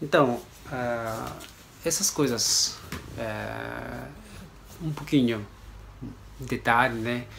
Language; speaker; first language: Portuguese; non-native, fluent; Japanese